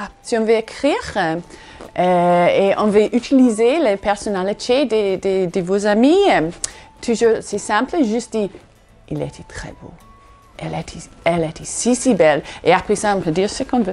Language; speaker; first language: French; non-native, fluent; English